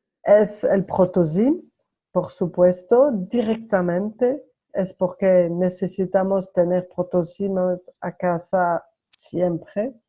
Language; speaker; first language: Spanish; non-native, learner; French